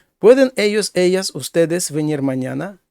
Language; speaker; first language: Spanish; non-native, fluent; Ukrainian